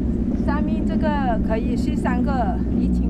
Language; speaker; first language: Chinese; early bilingual, heritage; Chinese